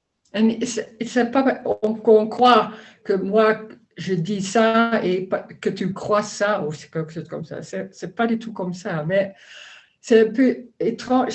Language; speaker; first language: French; non-native, learner; Dutch